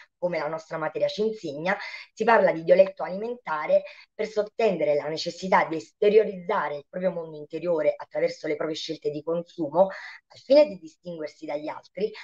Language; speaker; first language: Italian; native; Italian